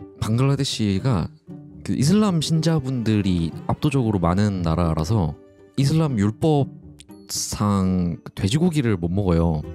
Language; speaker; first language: Korean; native; Korean